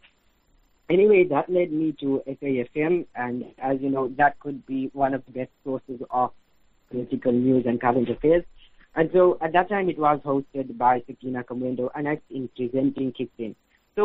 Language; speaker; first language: English; native; English